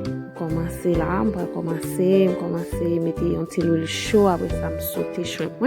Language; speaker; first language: French; non-native, learner; Haitian Creole